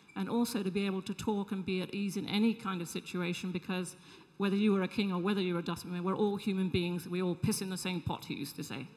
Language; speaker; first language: English; native; English